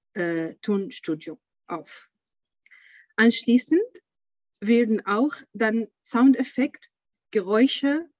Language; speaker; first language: German; non-native, learner; Arabic